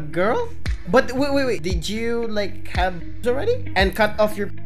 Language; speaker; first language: English; non-native, local second language; Filipino